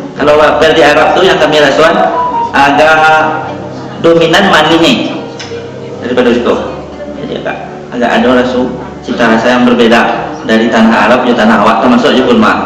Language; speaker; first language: Malay; non-native, local second language; Minangkabau